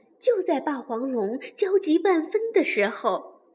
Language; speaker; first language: Chinese; native; Chinese